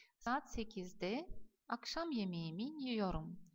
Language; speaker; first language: Turkish; non-native, fluent; Russian